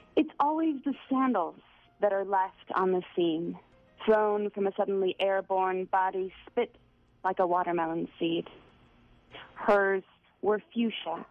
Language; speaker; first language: English; native; English